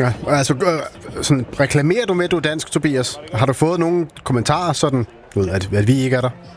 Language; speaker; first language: Danish; native; Danish